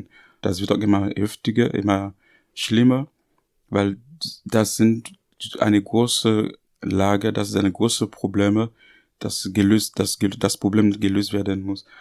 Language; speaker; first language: German; non-native, learner; Haitian Creole